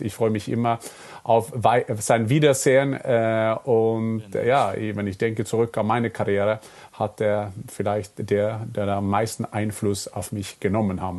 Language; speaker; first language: German; non-native, fluent; Norwegian